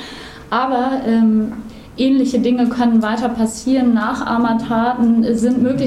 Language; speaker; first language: German; native; German